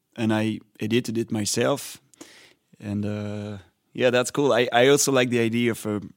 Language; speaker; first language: English; non-native, fluent; French